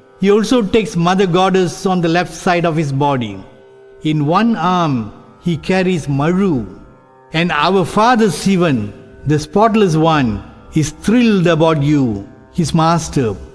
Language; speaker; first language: English; non-native, local second language; Tamil